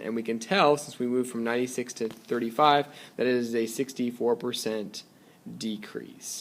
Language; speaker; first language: English; native; English